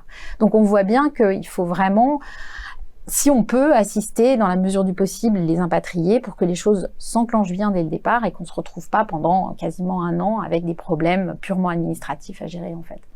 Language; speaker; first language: French; native; French